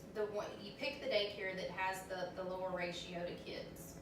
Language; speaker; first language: English; native; English